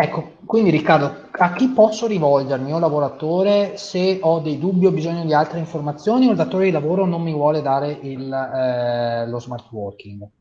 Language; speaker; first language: Italian; native; Italian